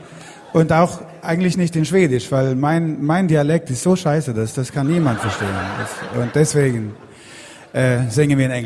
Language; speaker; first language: German; non-native, fluent; Swedish